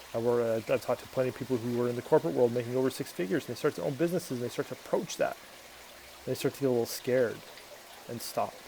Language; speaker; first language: English; native; English